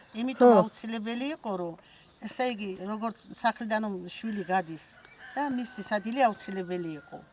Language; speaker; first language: Georgian; native; Georgian